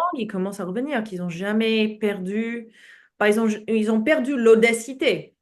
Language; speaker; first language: French; non-native, fluent; English